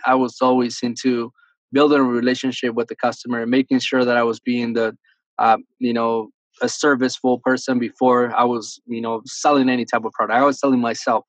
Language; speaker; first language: English; early bilingual, other home language; Spanish